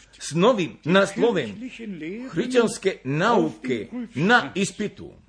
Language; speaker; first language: Croatian; early bilingual, heritage; Croatian